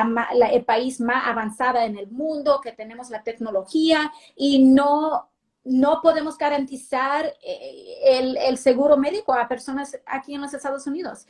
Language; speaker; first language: Spanish; early bilingual, heritage; Spanish